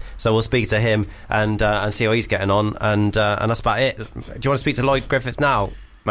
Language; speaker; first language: English; native; English